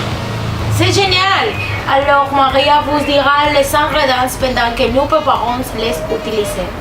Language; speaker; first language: French; non-native, learner; Spanish